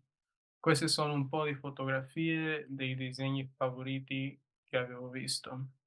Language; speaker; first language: Italian; non-native, learner; English